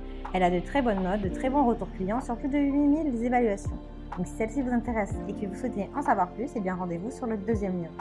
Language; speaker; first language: French; native; French